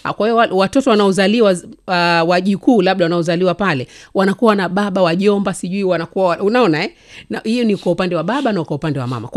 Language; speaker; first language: Swahili; native; Swahili